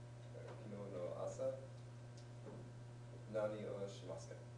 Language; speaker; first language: Japanese; non-native, learner; English